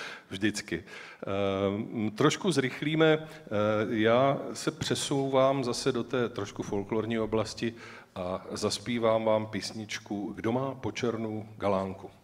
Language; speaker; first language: Czech; native; Czech